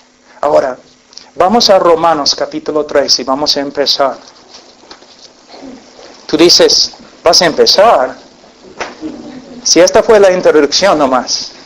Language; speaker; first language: Spanish; non-native, fluent; English